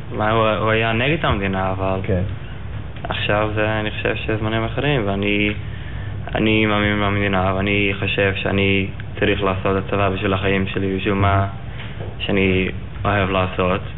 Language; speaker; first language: Hebrew; non-native, learner; Yiddish